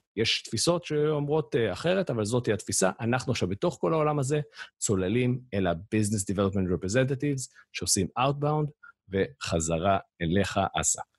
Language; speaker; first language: Hebrew; native; Hebrew